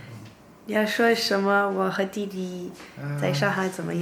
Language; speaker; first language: Chinese; early bilingual, heritage; Chinese